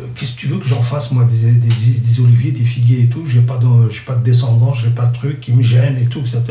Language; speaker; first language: French; non-native, local second language; Kabyle